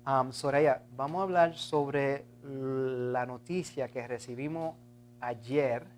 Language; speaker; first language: Spanish; early bilingual, heritage; Spanish